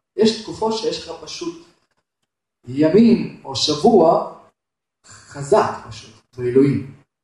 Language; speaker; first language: Hebrew; non-native, fluent; Russian